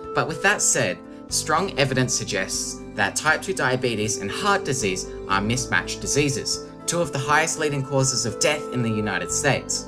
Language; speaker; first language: English; native; English